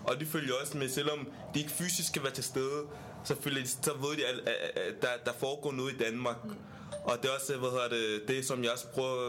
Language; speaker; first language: Danish; non-native, fluent; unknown